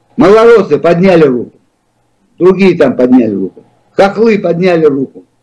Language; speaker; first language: Russian; native; Russian